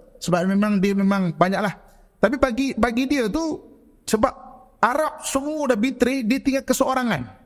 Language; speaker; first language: Malay; native; Malay